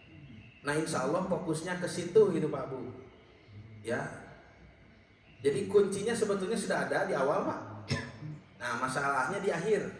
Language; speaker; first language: Indonesian; native; Indonesian